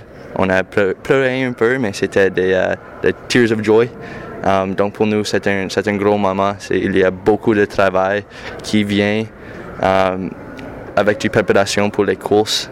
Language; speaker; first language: French; non-native, local second language; English